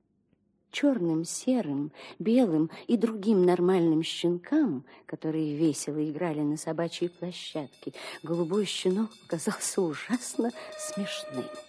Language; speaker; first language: Russian; native; Russian